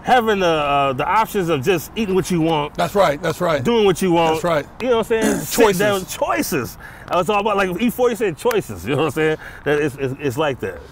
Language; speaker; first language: English; native; English